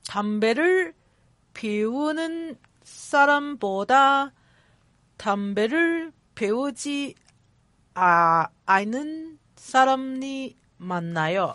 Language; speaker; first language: Korean; non-native, learner; Cantonese